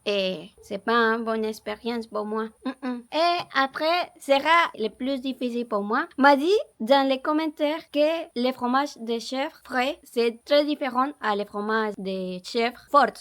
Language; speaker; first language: French; non-native, learner; Spanish